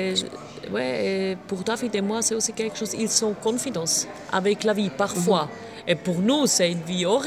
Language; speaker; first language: French; non-native, local second language; German